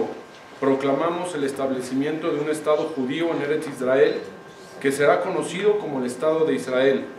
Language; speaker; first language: Spanish; native; Spanish